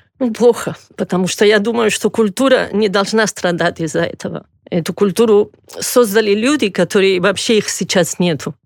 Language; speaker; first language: Russian; non-native, fluent; Catalan